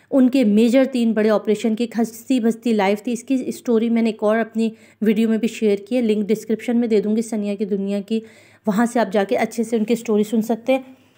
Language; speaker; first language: Urdu; non-native, local second language; Punjabi